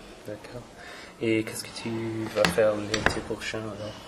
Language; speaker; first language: French; non-native, fluent; English